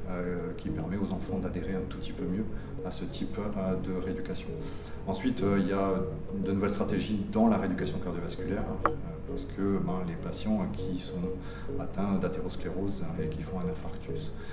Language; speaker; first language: French; native; French